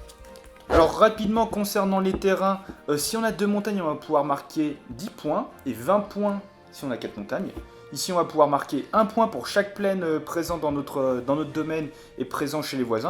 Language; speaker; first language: French; native; French